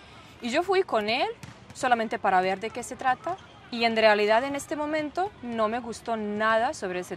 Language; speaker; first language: Spanish; non-native, fluent; Serbian